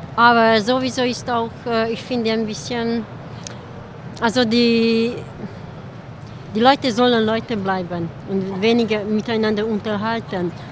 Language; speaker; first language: German; non-native, learner; Hungarian